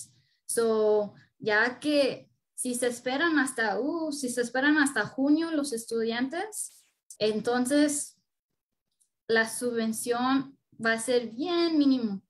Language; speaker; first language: Spanish; early bilingual, heritage; Spanish